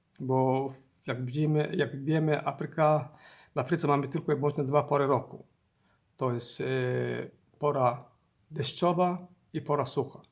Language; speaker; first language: Polish; non-native, learner; Somali